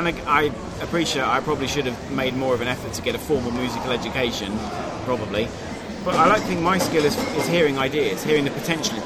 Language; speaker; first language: English; native; English